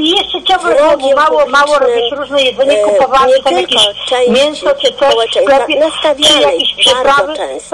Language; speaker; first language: Polish; native; Polish